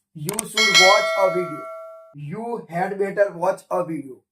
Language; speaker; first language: English; non-native, local second language; Gujarati